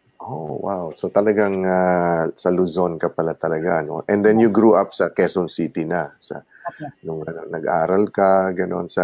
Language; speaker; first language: Filipino; non-native, local second language; Chavacano